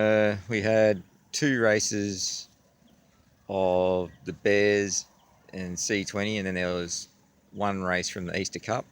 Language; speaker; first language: English; native; English